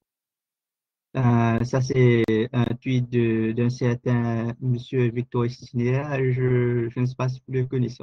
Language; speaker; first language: French; non-native, local second language; Morisyen